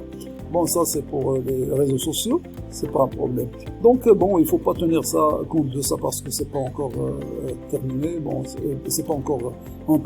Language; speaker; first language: French; non-native, local second language; Arabic